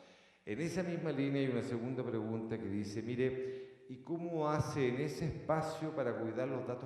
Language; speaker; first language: Spanish; native; Spanish